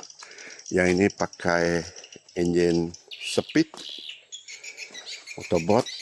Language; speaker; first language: Malay; native; Malay